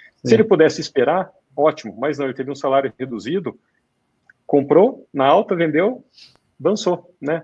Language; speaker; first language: Portuguese; native; Portuguese